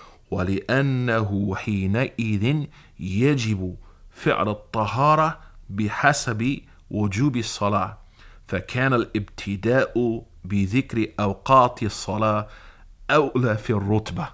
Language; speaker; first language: Arabic; non-native, fluent; English